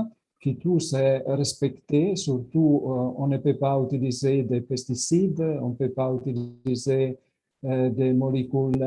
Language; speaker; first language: French; non-native, fluent; Italian